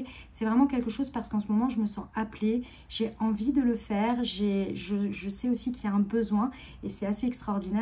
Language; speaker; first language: French; native; French